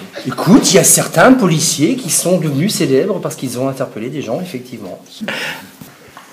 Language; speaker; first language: French; native; French